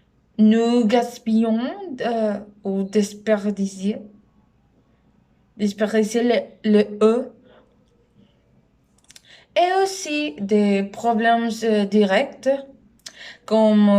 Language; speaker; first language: French; non-native, learner; Spanish